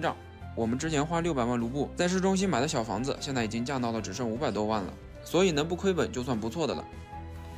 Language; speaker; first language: Chinese; native; Chinese